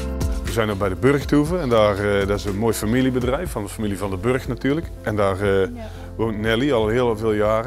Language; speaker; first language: Dutch; native; Dutch